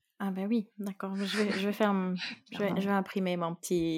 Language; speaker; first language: French; native; French